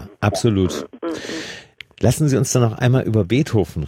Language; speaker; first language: German; native; German